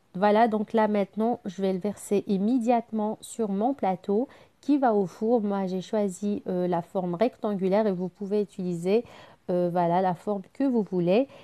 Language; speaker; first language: French; non-native, local second language; Arabic